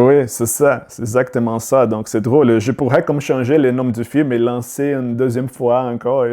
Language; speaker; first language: French; non-native, learner; Portuguese